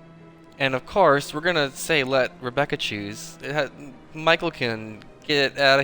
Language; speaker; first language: English; native; English